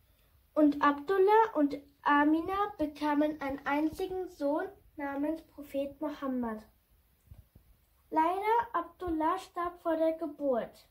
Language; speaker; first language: German; non-native, fluent; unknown